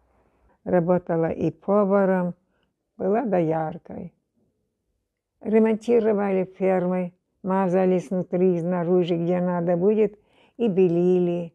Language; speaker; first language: Russian; non-native, local second language; German